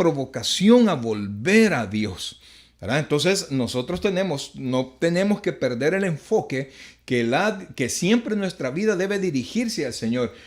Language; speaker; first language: Spanish; native; Spanish